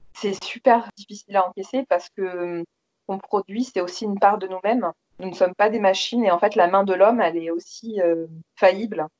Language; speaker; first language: French; native; French